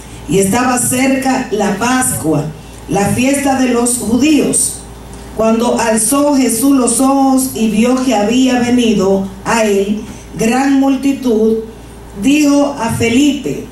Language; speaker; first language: Spanish; native; Spanish